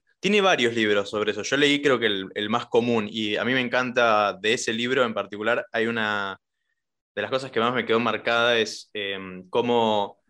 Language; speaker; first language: Spanish; native; Spanish